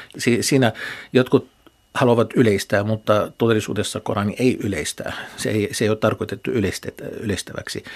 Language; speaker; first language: Finnish; non-native, fluent; Arabic